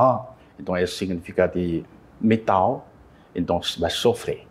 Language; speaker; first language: Portuguese; non-native, learner; Chinese